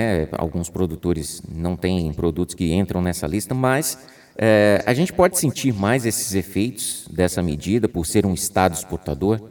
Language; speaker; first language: Portuguese; native; Portuguese